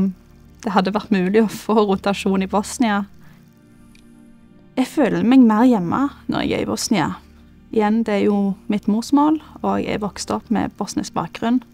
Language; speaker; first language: Norwegian; early bilingual, other home language; Bosnian